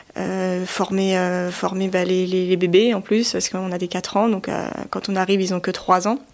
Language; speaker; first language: French; native; French